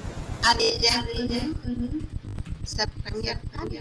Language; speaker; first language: French; non-native, fluent; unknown